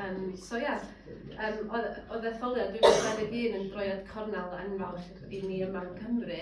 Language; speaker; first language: Welsh; native; Welsh